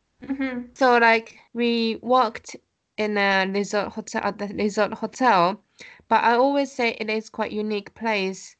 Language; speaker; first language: English; non-native, fluent; Japanese